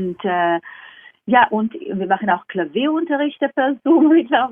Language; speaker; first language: German; non-native, fluent; Hebrew